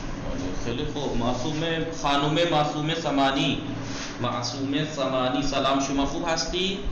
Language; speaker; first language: Persian; non-native, fluent; Urdu